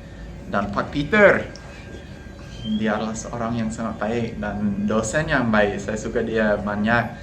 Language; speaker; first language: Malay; non-native, fluent; English